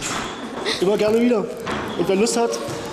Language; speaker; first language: German; native; German